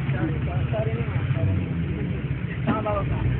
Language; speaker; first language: Filipino; native; Filipino